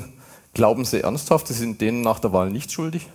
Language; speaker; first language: German; native; German